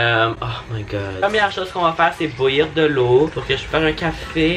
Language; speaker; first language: French; native; French